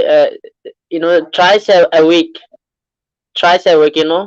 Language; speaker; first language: English; non-native, learner; Bangla